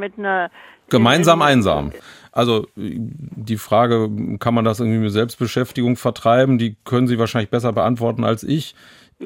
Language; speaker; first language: German; native; German